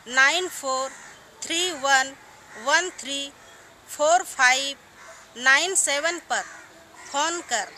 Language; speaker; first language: Hindi; native; Hindi